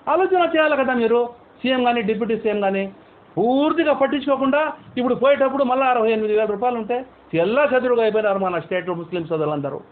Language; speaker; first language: Telugu; non-native, local second language; Urdu